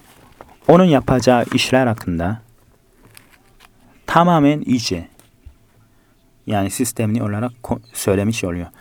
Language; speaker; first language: Turkish; non-native, fluent; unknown